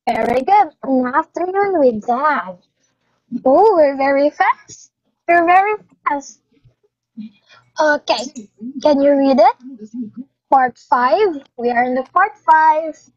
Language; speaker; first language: English; non-native, fluent; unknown